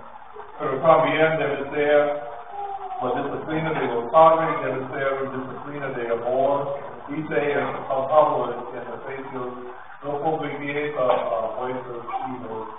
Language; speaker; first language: Spanish; non-native, learner; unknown